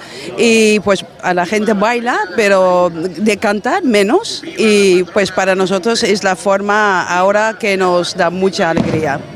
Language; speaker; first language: Spanish; non-native, fluent; Dutch